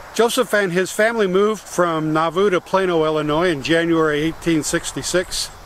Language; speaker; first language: English; native; English